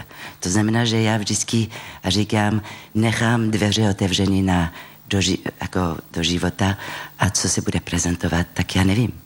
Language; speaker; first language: Czech; non-native, fluent; French